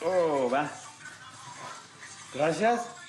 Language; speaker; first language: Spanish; non-native, learner; French